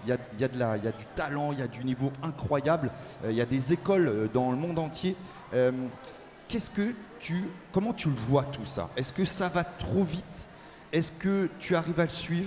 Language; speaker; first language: French; native; French